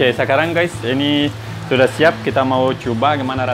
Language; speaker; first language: Indonesian; non-native, learner; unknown